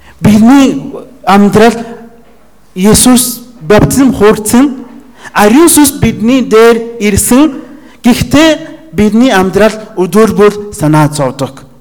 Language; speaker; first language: Mongolian; non-native, fluent; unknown